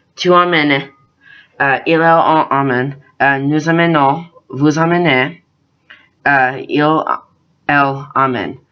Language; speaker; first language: French; non-native, learner; English